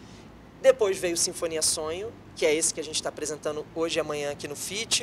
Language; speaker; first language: Portuguese; native; Portuguese